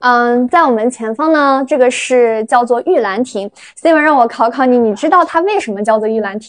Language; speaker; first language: Chinese; native; Chinese